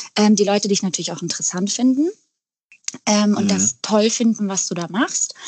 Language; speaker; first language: German; native; German